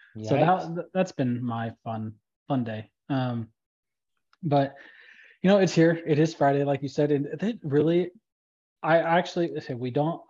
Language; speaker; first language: English; native; English